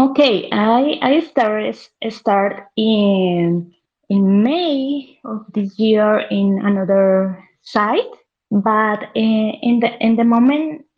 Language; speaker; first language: English; non-native, learner; Spanish